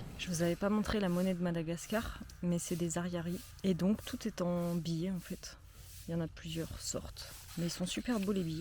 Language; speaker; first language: French; native; French